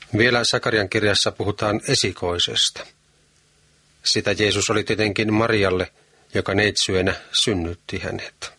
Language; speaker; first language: Finnish; native; Finnish